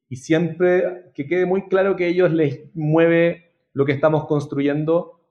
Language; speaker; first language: Spanish; native; Spanish